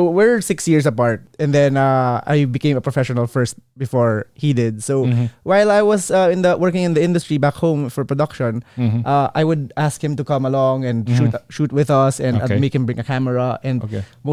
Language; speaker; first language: English; non-native, local second language; Filipino